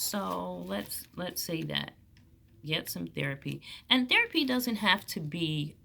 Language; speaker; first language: English; native; English